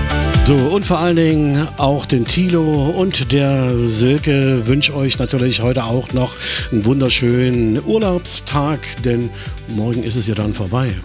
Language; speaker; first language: German; native; German